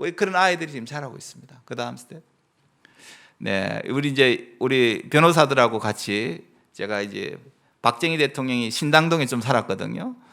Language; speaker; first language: Korean; native; Korean